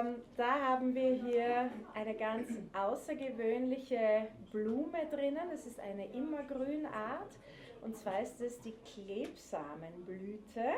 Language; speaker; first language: German; native; German